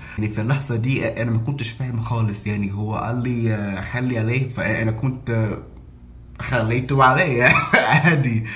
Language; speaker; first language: Egyptian Arabic; non-native, fluent; English